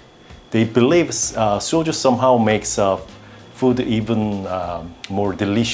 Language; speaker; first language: English; non-native, learner; Korean